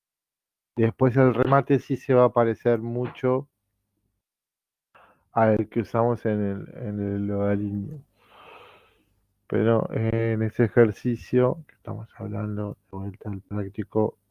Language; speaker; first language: Spanish; native; Spanish